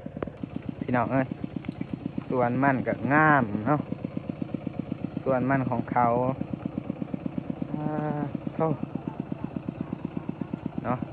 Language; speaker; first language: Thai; non-native, local second language; Northeastern Thai